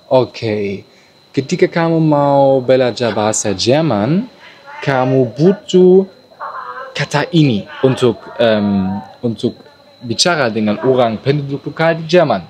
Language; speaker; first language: Indonesian; non-native, learner; German